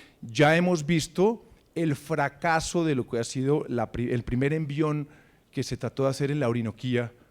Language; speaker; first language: Spanish; native; Spanish